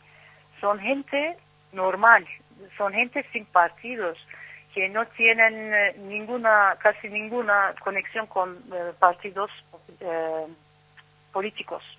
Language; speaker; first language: Spanish; non-native, learner; Turkish